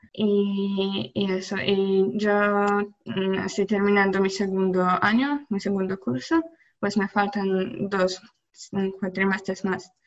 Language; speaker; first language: Spanish; non-native, learner; Polish